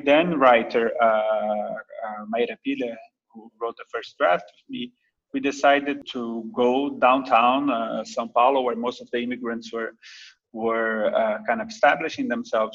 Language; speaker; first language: English; non-native, fluent; Portuguese